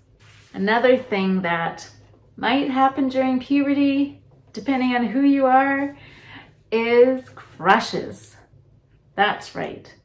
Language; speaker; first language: English; native; English